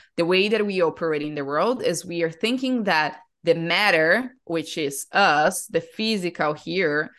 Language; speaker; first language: English; non-native, fluent; Portuguese